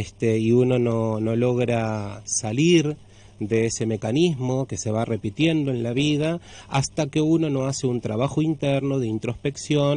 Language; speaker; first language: Spanish; native; Spanish